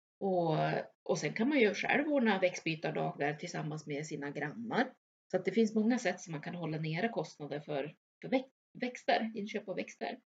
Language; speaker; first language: Swedish; native; Swedish